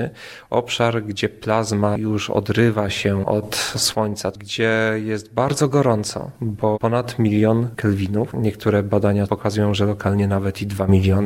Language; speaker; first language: Polish; native; Polish